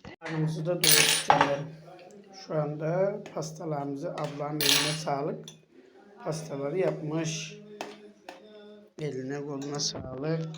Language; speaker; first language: Turkish; native; Turkish